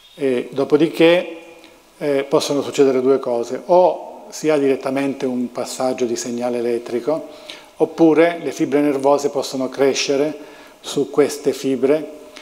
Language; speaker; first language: Italian; native; Italian